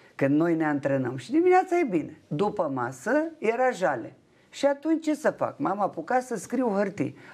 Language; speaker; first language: Romanian; non-native, local second language; Ukrainian